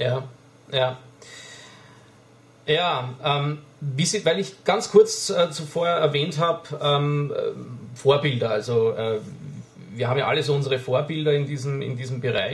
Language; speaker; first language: German; native; German